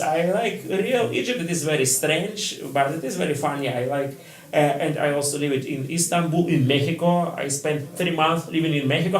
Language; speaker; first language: English; non-native, learner; Russian